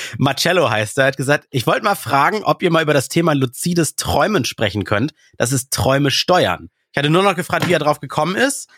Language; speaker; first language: German; early bilingual, other home language; Russian